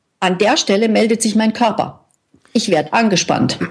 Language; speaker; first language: German; native; German